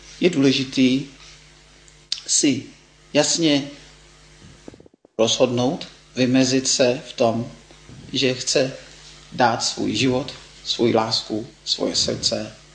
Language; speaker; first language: Czech; non-native, fluent; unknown